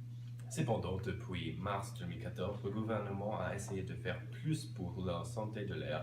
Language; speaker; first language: French; non-native, learner; English